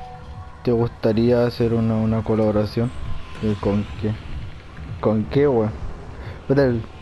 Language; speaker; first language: Spanish; native; Spanish